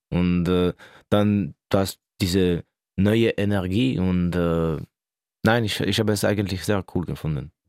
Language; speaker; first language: German; non-native, local second language; French